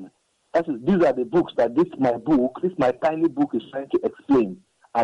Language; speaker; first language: English; non-native, local second language; Igbo